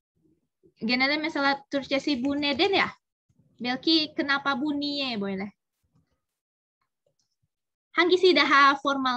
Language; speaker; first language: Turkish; non-native, learner; Indonesian